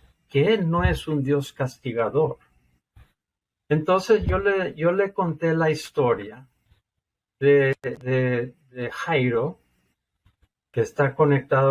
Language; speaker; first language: Spanish; non-native, fluent; English